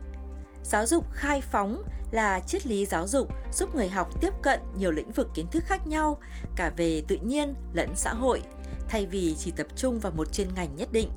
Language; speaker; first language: Vietnamese; native; Vietnamese